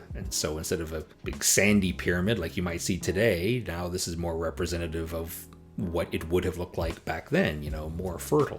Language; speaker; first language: English; native; English